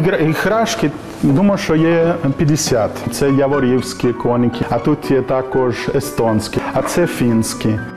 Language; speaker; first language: Ukrainian; non-native, learner; English